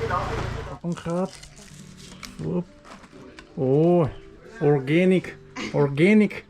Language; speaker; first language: Thai; non-native, learner; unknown